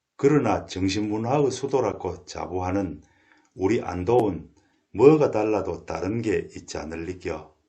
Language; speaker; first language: Korean; native; Korean